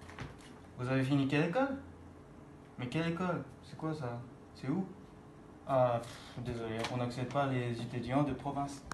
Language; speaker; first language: French; non-native, learner; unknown